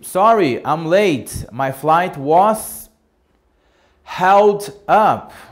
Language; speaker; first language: English; non-native, fluent; Portuguese